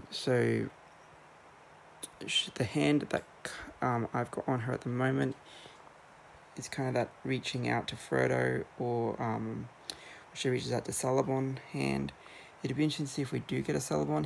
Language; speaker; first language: English; native; English